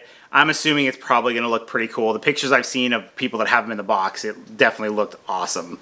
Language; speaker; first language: English; native; English